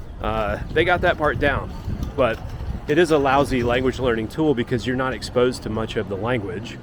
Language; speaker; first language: English; native; English